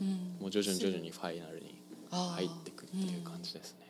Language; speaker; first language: Japanese; native; Japanese